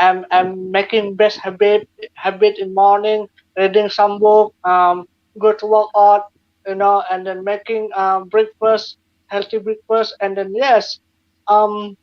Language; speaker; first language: English; non-native, learner; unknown